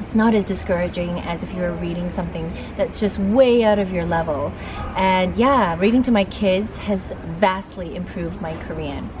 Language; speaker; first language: English; native; English